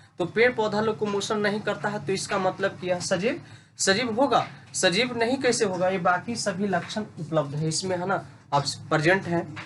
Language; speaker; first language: Hindi; native; Hindi